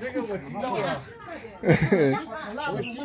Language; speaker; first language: Chinese; non-native, learner; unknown